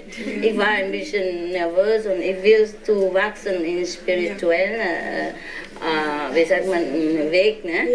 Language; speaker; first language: German; non-native, learner; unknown